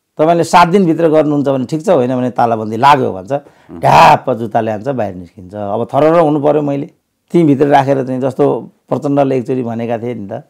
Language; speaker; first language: Nepali; native; Nepali